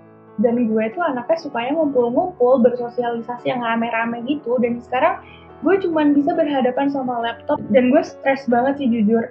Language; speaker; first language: Indonesian; native; Indonesian